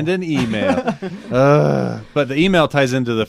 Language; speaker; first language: English; native; English